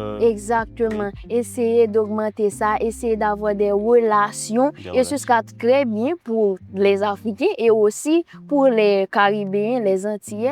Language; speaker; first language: French; non-native, local second language; Haitian Creole